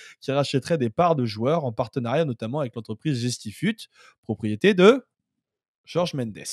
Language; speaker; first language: French; native; French